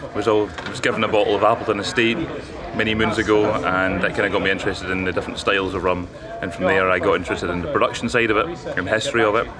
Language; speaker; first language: English; native; English